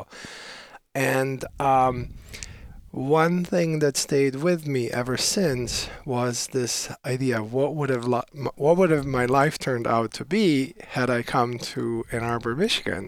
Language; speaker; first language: English; non-native, fluent; Bosnian